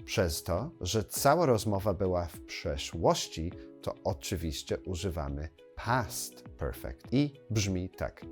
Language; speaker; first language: Polish; non-native, fluent; English